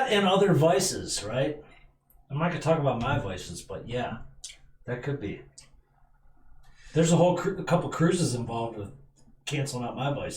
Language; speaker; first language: English; native; English